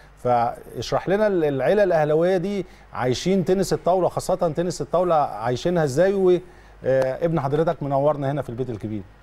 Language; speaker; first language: Arabic; native; Arabic